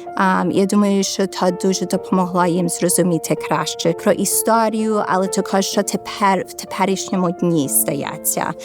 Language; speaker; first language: Ukrainian; early bilingual, heritage; Ukrainian